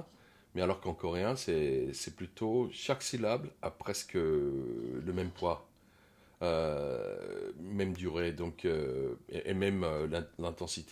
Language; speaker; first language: French; non-native, fluent; Korean